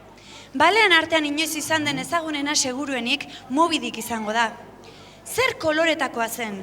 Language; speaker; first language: Basque; native; Basque